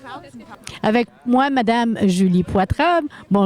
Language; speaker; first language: French; native; French